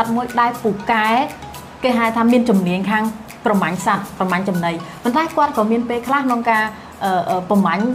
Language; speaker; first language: Khmer; native; Khmer